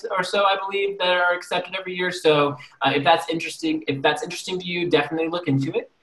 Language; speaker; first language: English; native; English